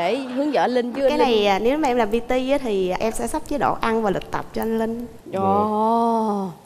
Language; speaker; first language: Vietnamese; native; Vietnamese